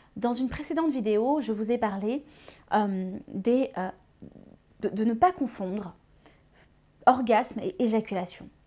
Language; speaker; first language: French; native; French